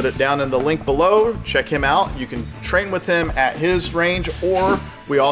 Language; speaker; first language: English; native; English